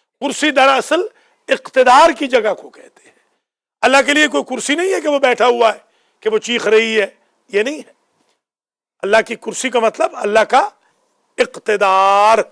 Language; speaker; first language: Urdu; native; Urdu